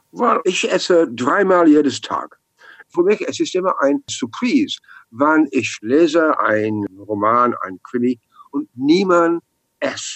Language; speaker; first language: German; non-native, learner; English